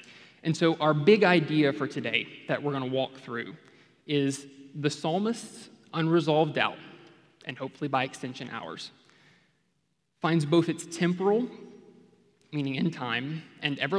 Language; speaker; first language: English; native; English